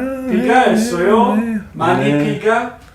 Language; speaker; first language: Korean; non-native, learner; English